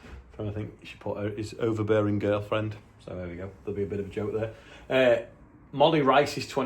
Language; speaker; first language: English; native; English